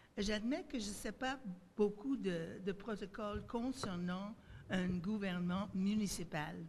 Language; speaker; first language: French; native; French